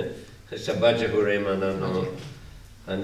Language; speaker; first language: Russian; non-native, learner; English